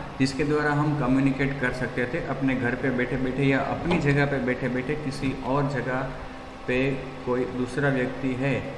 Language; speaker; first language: Hindi; non-native, local second language; Gujarati